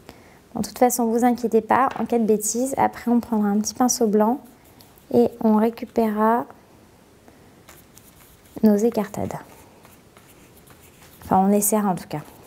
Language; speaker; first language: French; native; French